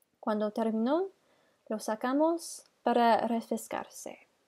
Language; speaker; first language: Spanish; non-native, learner; English